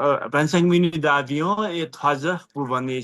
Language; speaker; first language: French; non-native, fluent; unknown